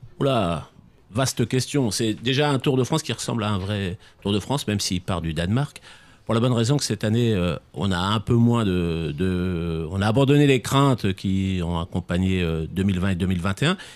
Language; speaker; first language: French; native; French